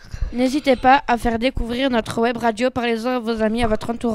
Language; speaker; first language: French; native; French